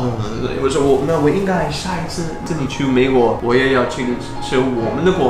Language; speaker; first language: Chinese; non-native, fluent; English